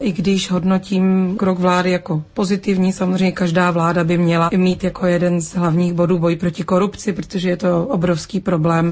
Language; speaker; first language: Czech; native; Czech